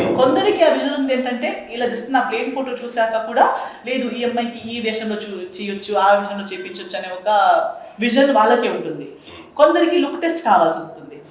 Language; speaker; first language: Telugu; non-native, fluent; Konkani